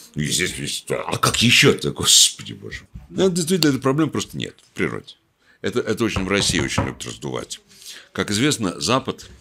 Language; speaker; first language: Russian; native; Russian